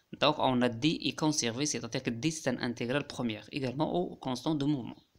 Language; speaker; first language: French; non-native, local second language; Arabic